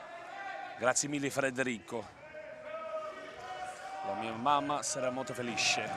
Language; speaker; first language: Italian; non-native, learner; English